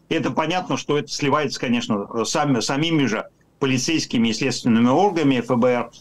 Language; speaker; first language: Russian; native; Russian